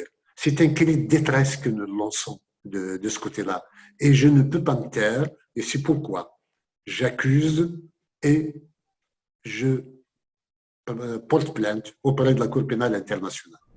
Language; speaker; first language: French; non-native, local second language; Kabyle